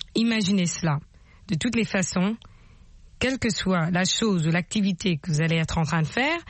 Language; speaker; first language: French; native; French